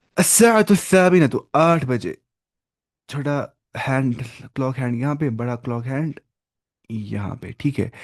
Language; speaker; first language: Urdu; non-native, local second language; Kashmiri